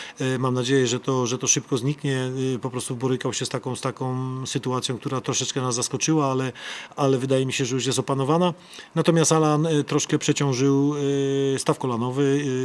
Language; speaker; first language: Polish; native; Polish